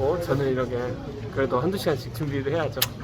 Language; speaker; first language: Korean; native; Korean